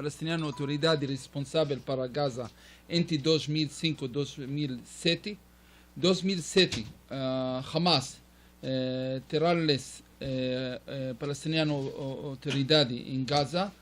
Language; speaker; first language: Spanish; non-native, learner; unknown